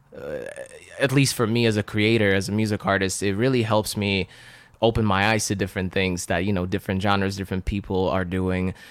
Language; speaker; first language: English; non-native, fluent; Russian